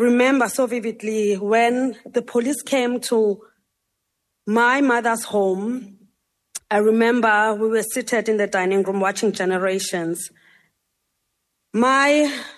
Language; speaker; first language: English; non-native, local second language; Xhosa